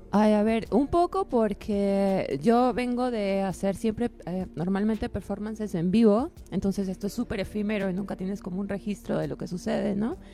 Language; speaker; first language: Spanish; native; Spanish